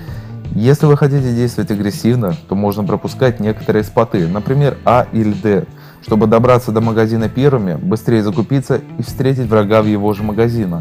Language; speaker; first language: Russian; native; Russian